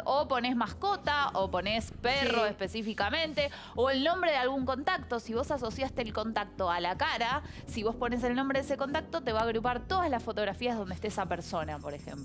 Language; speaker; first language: Spanish; native; Spanish